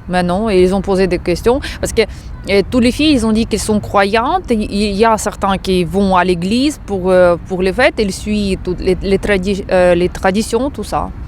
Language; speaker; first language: French; non-native, fluent; Ukrainian